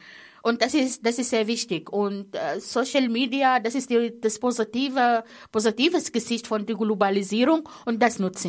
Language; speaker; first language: German; non-native, fluent; Arabic